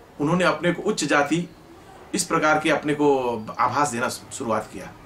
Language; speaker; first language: Hindi; non-native, fluent; Eastern Tamang